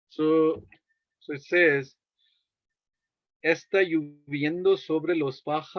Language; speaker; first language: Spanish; non-native, fluent; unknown